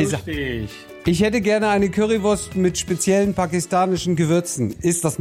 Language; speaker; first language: German; native; German